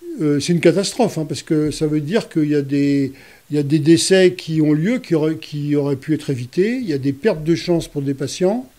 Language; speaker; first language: French; native; French